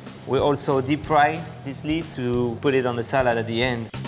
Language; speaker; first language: English; non-native, fluent; French